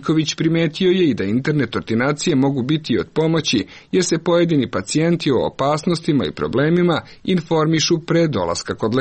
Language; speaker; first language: Serbian; native; Serbian